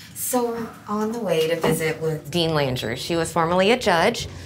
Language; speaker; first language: English; native; English